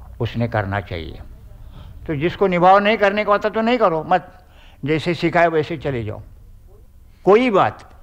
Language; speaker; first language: Hindi; non-native, local second language; Marathi